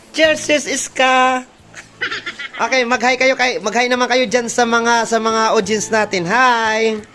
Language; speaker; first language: Filipino; non-native, local second language; Waray